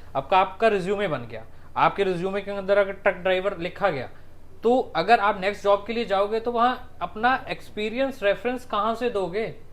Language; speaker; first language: Hindi; non-native, local second language; Punjabi